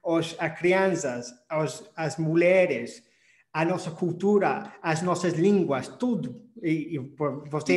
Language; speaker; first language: Portuguese; non-native, fluent; English